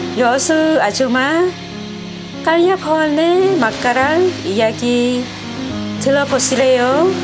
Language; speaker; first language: Korean; non-native, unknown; Thai